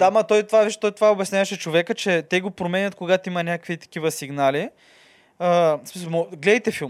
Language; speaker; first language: Bulgarian; native; Bulgarian